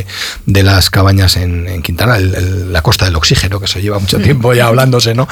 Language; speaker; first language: Spanish; native; Spanish